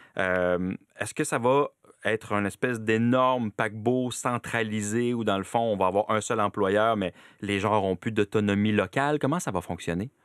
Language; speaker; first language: French; native; French